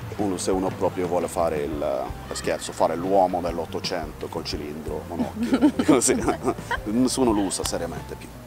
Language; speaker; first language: Italian; non-native, fluent; Norwegian